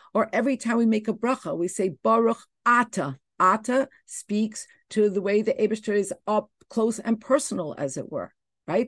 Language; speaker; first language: English; native; English